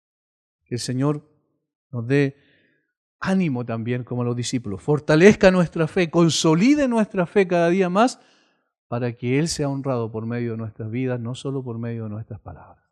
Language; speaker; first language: Spanish; native; Spanish